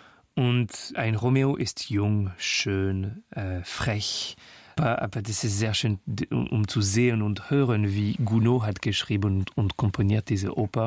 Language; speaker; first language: German; non-native, fluent; French